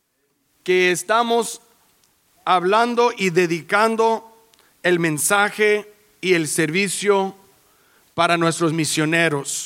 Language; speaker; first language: Spanish; early bilingual, heritage; English